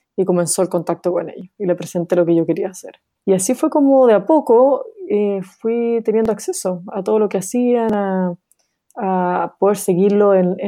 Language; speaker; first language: Spanish; native; Spanish